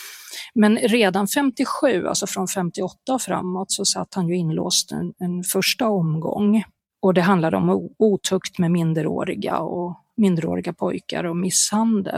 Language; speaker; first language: Swedish; native; Swedish